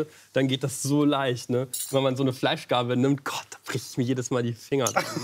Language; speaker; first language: German; native; German